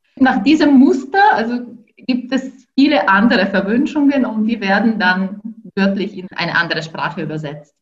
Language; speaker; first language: German; non-native, fluent; Ukrainian